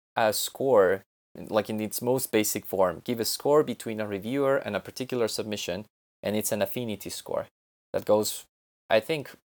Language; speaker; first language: English; non-native, fluent; Spanish